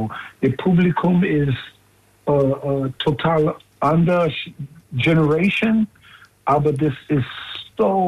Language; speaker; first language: German; non-native, fluent; English